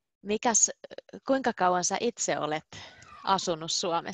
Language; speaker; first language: Finnish; native; Finnish